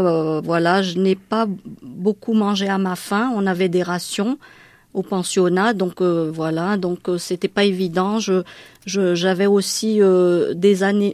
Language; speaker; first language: French; non-native, local second language; Malagasy